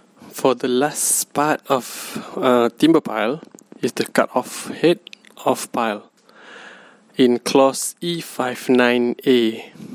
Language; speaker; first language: English; non-native, local second language; Malay